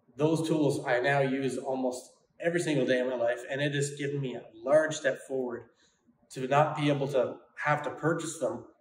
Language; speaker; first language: English; native; English